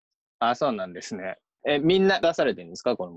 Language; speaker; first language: Japanese; native; Japanese